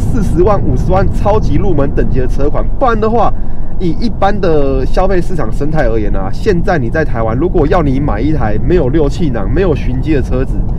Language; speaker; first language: Chinese; native; Chinese